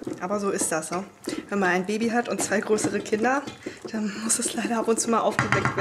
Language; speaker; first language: German; native; German